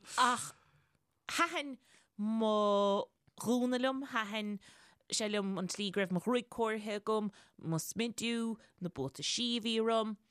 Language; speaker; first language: Irish; native; Irish